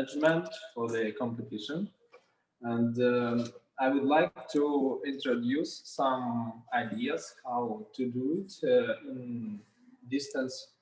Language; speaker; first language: English; non-native, learner; Russian